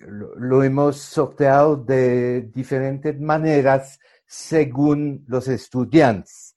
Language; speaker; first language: Spanish; non-native, fluent; French